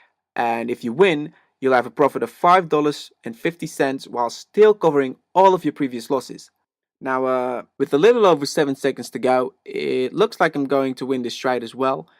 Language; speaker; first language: English; native; English